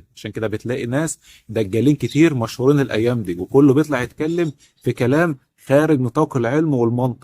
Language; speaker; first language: Arabic; native; Arabic